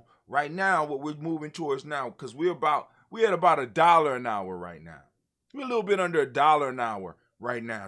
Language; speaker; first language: English; native; English